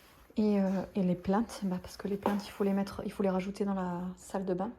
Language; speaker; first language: French; native; French